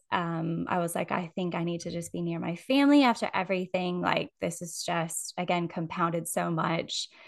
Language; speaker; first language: English; native; English